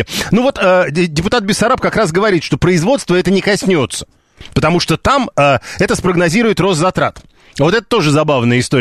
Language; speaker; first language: Russian; native; Russian